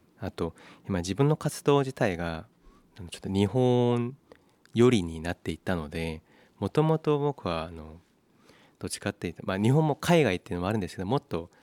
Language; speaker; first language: Japanese; non-native, fluent; Korean